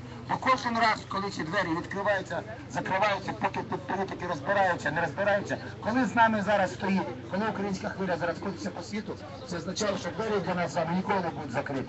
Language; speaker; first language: Ukrainian; native; Ukrainian